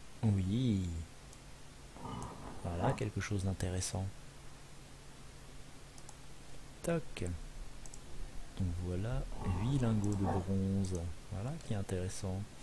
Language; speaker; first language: French; native; French